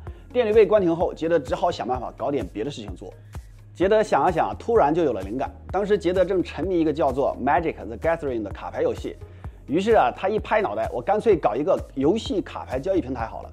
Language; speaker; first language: Chinese; native; Chinese